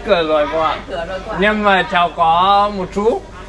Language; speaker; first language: Vietnamese; non-native, fluent; English